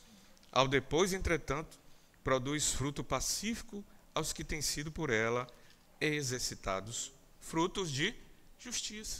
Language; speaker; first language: Portuguese; native; Portuguese